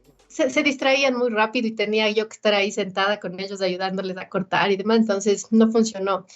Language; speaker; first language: Spanish; native; Spanish